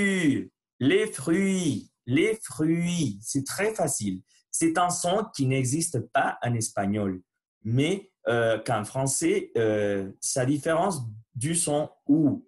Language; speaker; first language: French; non-native, learner; Spanish